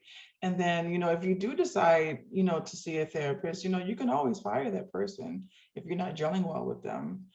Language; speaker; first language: English; native; English